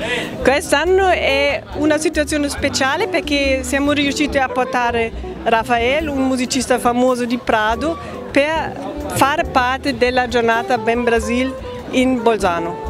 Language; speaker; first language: Italian; non-native, learner; Portuguese